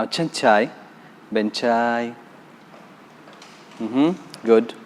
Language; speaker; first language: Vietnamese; non-native, learner; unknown